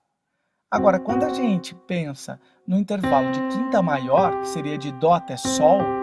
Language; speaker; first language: Portuguese; native; Portuguese